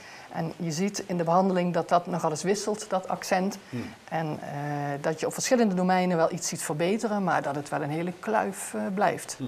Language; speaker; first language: Dutch; native; Dutch